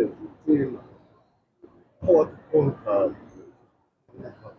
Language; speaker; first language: Thai; non-native, learner; Korean